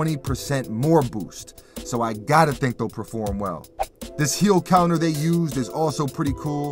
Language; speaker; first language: English; native; English